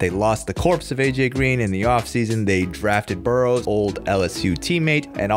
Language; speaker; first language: English; native; English